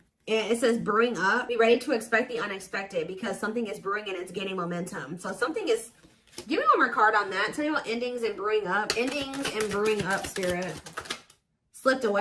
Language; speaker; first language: English; native; English